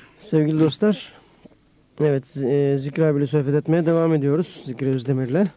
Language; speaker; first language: Turkish; native; Turkish